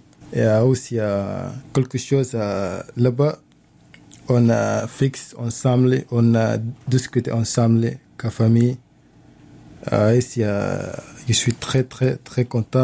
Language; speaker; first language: French; non-native, learner; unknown